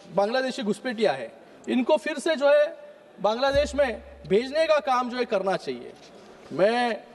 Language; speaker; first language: Hindi; non-native, local second language; Marathi